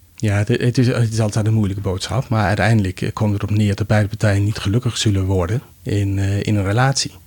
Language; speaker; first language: Dutch; non-native, fluent; Danish